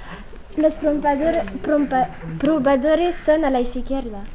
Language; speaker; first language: Spanish; non-native, learner; French